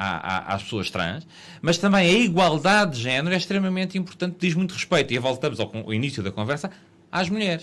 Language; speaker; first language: Portuguese; native; Portuguese